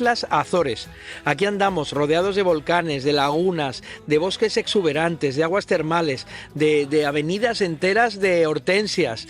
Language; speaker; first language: Spanish; native; Spanish